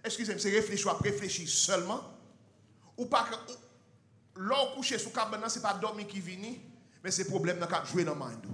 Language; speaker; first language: French; non-native, learner; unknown